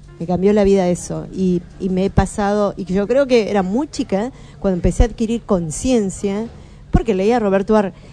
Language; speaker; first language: Spanish; native; Spanish